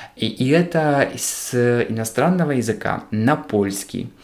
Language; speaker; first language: Russian; non-native, fluent; Polish